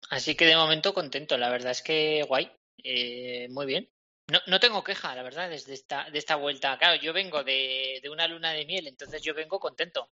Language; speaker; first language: Spanish; native; Spanish